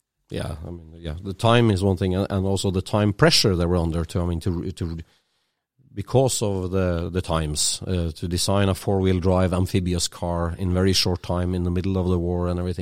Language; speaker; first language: English; non-native, fluent; Norwegian